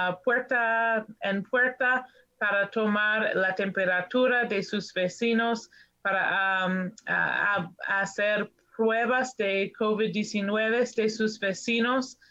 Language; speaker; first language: Spanish; non-native, fluent; English